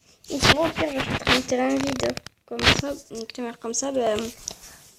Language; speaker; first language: French; native; French